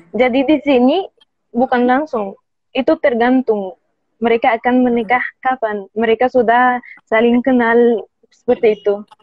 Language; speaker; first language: Indonesian; non-native, learner; Arabic